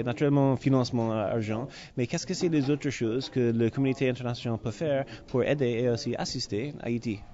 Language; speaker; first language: French; non-native, learner; English